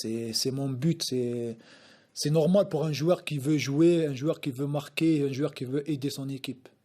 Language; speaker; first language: French; non-native, local second language; Arabic